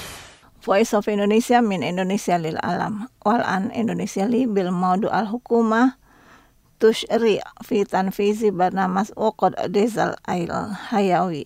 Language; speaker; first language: Arabic; non-native, fluent; Indonesian